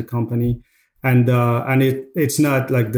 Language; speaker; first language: English; non-native, fluent; Arabic